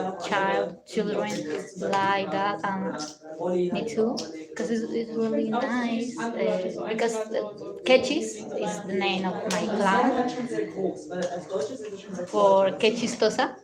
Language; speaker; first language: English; non-native, learner; Spanish